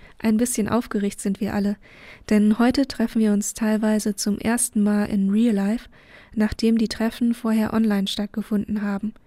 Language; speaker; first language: German; early bilingual, other home language; Vietnamese